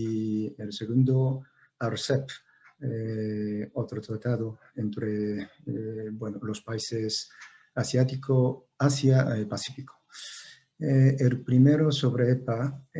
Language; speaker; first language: Spanish; non-native, fluent; Japanese